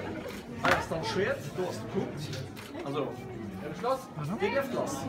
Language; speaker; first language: German; non-native, local second language; Luxembourgish